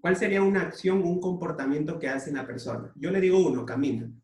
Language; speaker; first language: Spanish; native; Spanish